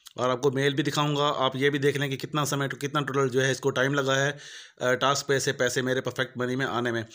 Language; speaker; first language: Urdu; non-native, local second language; Punjabi